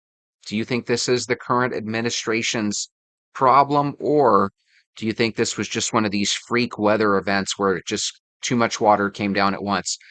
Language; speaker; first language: English; native; English